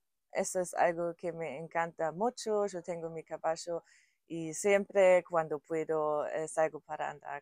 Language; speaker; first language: Spanish; non-native, fluent; German